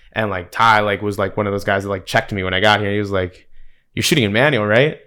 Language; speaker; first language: English; native; English